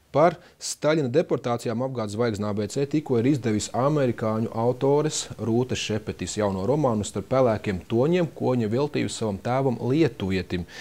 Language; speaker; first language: Latvian; native; Latvian